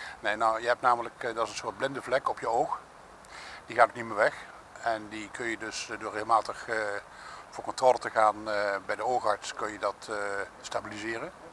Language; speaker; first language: Dutch; native; Dutch